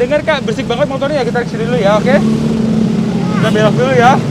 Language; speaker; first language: Indonesian; native; Indonesian